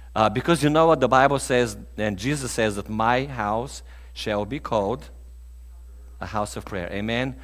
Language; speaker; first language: English; non-native, fluent; Bulgarian